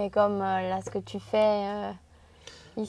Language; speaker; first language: French; native; French